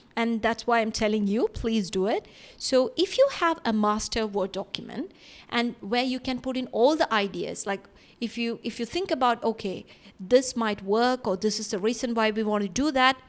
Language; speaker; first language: English; non-native, local second language; Malayalam